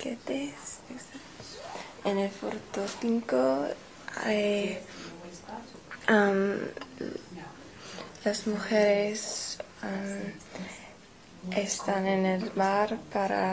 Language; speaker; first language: Spanish; non-native, learner; English